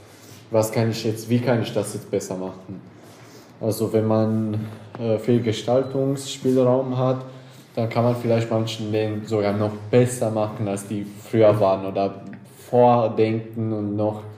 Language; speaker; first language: German; non-native, local second language; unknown